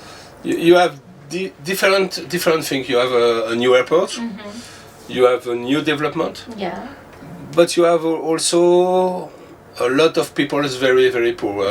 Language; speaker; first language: English; non-native, learner; French